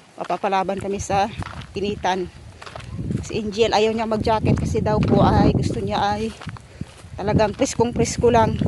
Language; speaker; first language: Filipino; non-native, local second language; Cebuano